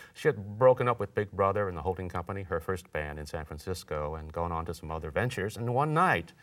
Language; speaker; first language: English; native; English